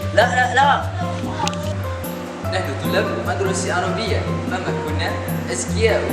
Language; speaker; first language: Arabic; non-native, learner; Malay